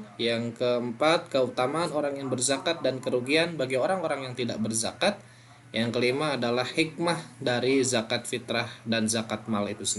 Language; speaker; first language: Indonesian; native; Indonesian